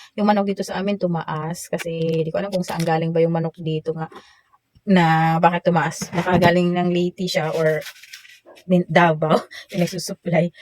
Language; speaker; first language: Filipino; non-native, local second language; Waray